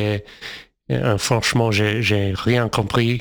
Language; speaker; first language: French; non-native, fluent; English